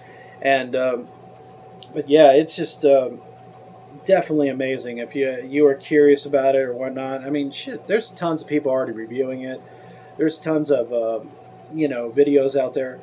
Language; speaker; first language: English; native; English